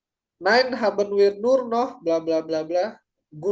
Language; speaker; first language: German; non-native, learner; Indonesian